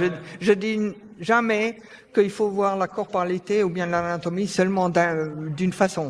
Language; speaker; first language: French; non-native, fluent; German